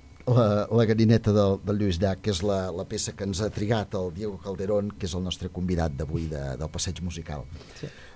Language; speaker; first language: Catalan; native; Catalan